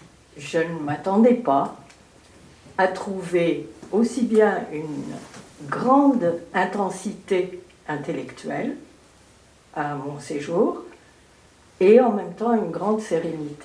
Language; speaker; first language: French; early bilingual, heritage; French